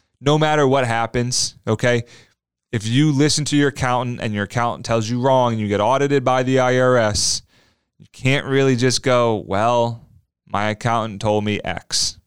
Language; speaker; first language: English; native; English